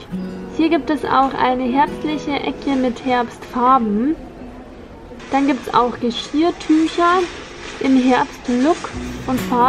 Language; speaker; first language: German; native; German